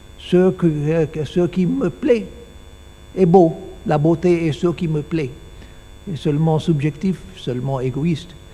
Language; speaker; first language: French; non-native, learner; English